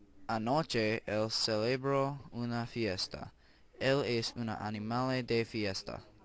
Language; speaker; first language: Spanish; non-native, learner; English